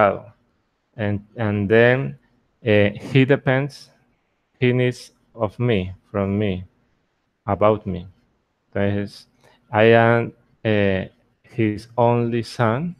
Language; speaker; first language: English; non-native, learner; Spanish